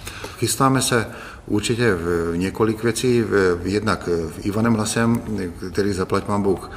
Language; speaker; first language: Czech; non-native, fluent; Hungarian